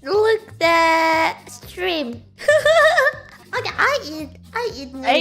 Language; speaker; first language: English; non-native, learner; Japanese